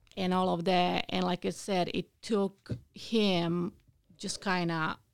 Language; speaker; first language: English; non-native, fluent; Bosnian